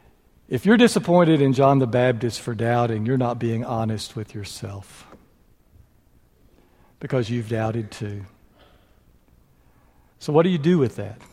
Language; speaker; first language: English; native; English